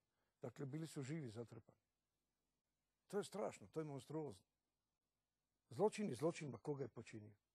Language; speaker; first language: Croatian; native; Croatian